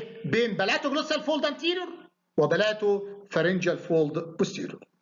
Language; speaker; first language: Arabic; native; Arabic